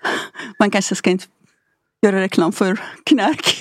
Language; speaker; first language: Swedish; non-native, fluent; Persian